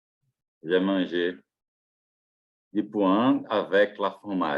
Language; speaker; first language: French; non-native, learner; Portuguese